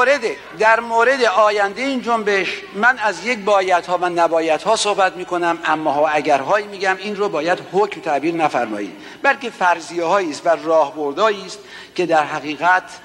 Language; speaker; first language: Persian; native; Persian